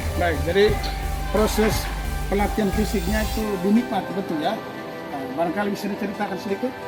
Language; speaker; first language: Indonesian; native; Indonesian